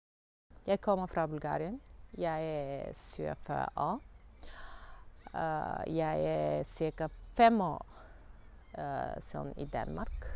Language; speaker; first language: Danish; non-native, learner; Bulgarian